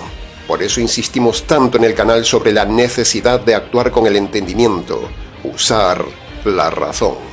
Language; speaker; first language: Spanish; native; Spanish